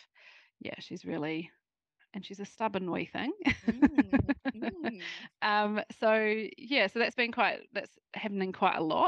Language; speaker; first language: English; native; English